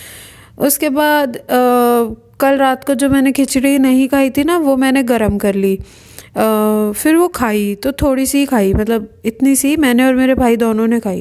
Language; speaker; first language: Hindi; native; Hindi